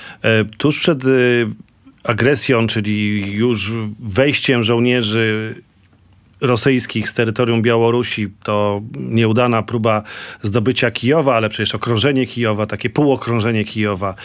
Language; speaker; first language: Polish; native; Polish